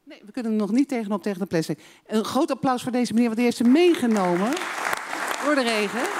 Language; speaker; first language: Dutch; native; Dutch